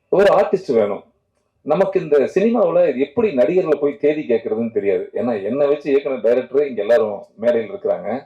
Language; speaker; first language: Tamil; native; Tamil